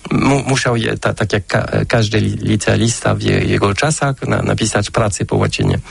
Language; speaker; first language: Polish; non-native, fluent; French